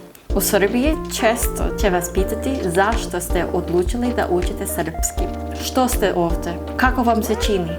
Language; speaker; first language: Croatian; non-native, learner; English